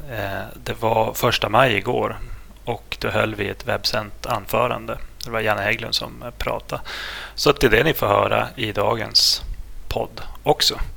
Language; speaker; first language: Swedish; native; Swedish